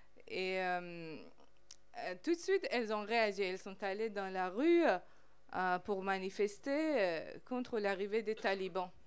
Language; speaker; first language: French; non-native, fluent; Persian